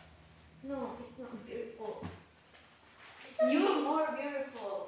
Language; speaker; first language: English; non-native, learner; Indonesian